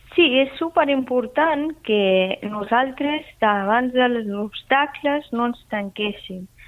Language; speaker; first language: Catalan; non-native, fluent; Persian